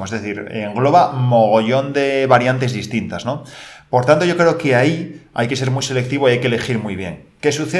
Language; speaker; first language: Spanish; native; Spanish